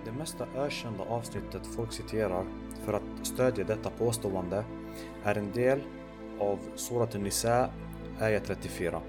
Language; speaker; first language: Swedish; early bilingual, other home language; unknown